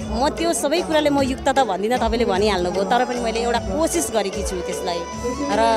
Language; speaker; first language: Nepali; non-native, local second language; Limbu